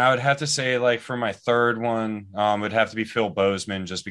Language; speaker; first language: English; native; English